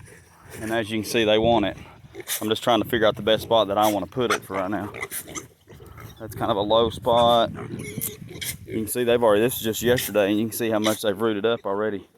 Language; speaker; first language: English; native; English